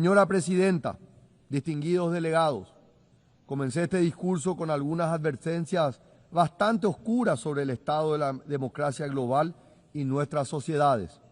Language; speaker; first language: Spanish; native; Spanish